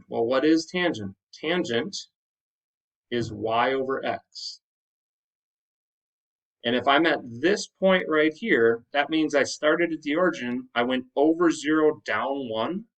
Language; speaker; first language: English; native; English